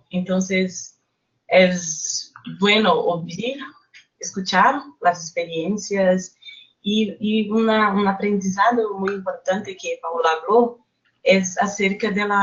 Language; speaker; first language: Spanish; non-native, fluent; Portuguese